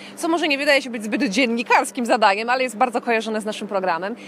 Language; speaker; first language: Polish; native; Polish